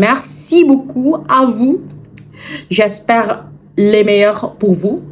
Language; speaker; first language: French; non-native, fluent; Indonesian